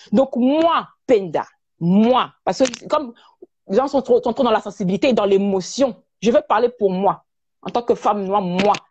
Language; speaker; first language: French; native; French